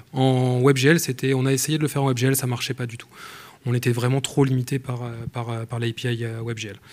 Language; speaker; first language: French; native; French